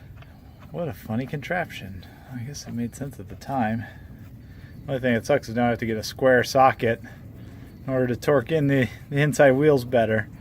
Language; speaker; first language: English; native; English